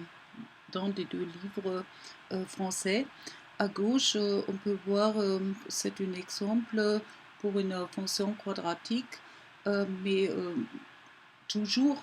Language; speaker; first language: French; non-native, fluent; German